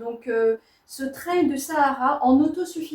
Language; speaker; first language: French; native; French